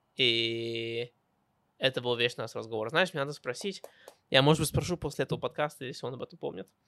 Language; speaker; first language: Russian; early bilingual, heritage; Russian